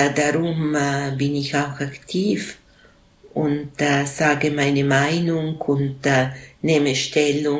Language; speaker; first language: German; non-native, local second language; Italian